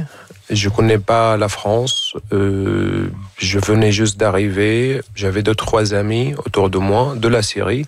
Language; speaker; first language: French; non-native, fluent; Arabic